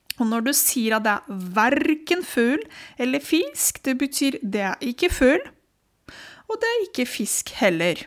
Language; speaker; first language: Norwegian; non-native, fluent; Spanish